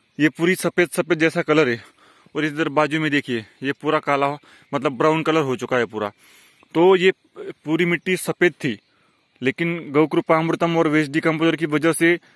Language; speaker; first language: Hindi; non-native, local second language; Marathi